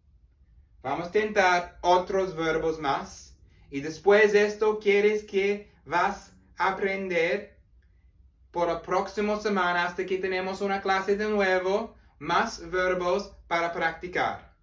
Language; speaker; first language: Spanish; non-native, learner; English